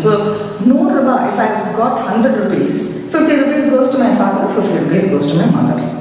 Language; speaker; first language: English; non-native, local second language; Tamil